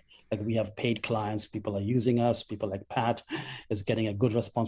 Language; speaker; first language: English; non-native, local second language; Bangla